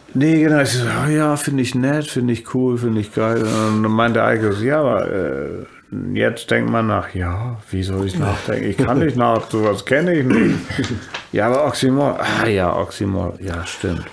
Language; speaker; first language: German; native; German